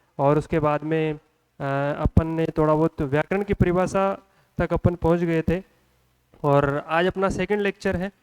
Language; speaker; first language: Hindi; native; Hindi